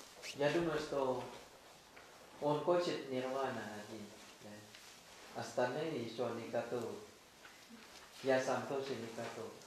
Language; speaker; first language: Russian; non-native, learner; Thai